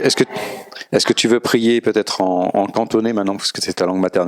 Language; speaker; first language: French; native; French